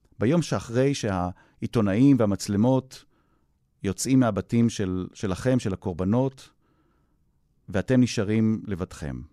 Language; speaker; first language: Hebrew; native; Hebrew